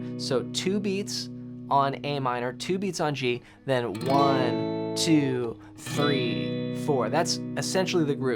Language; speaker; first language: English; native; English